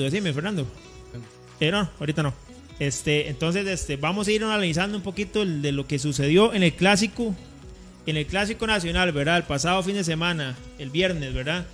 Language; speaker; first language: Spanish; native; Spanish